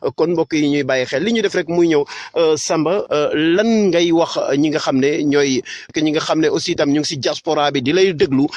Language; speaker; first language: Wolof; non-native, local second language; Serer